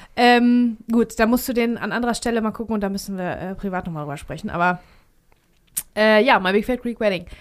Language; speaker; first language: German; early bilingual, heritage; Greek